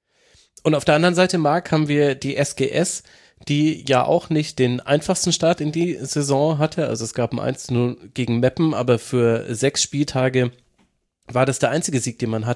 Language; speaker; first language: German; native; German